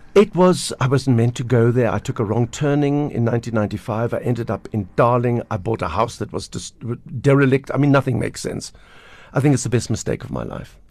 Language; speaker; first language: English; native; English